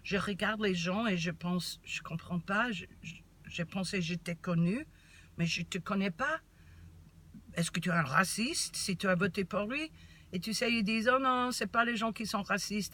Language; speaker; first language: French; non-native, learner; English